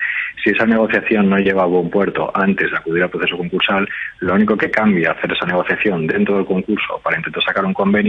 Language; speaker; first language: Spanish; native; Spanish